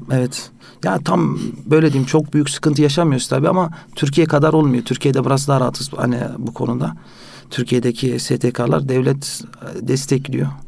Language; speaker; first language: Turkish; early bilingual, heritage; Turkish